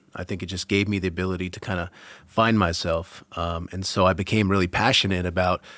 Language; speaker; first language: English; native; English